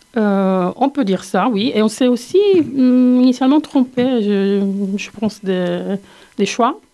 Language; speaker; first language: French; non-native, fluent; Italian